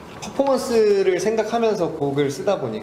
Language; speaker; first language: Korean; native; Korean